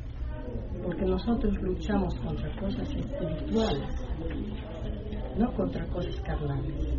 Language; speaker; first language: Spanish; native; Spanish